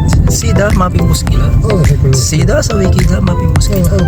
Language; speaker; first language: Filipino; native; Filipino